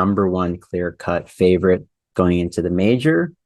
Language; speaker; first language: English; native; English